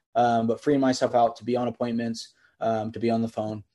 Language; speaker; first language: English; native; English